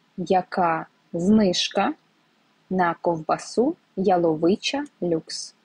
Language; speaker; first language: Ukrainian; native; Ukrainian